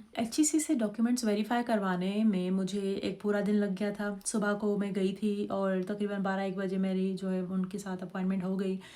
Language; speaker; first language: Urdu; non-native, local second language; Sindhi